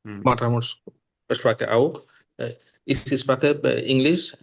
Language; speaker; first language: German; non-native, learner; Bangla